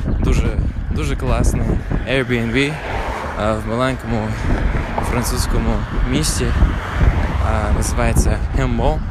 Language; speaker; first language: Ukrainian; non-native, fluent; English